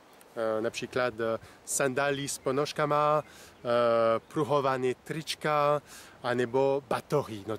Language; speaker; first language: Czech; non-native, fluent; French